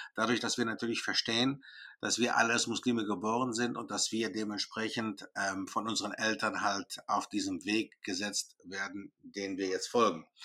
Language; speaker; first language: German; early bilingual, other home language; Greek